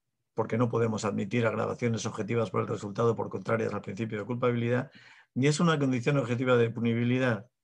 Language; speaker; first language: Spanish; native; Spanish